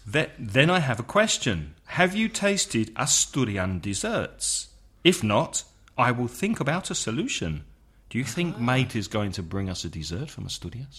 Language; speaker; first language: English; native; English